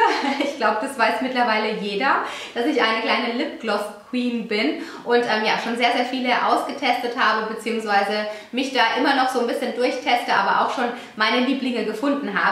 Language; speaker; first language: German; native; German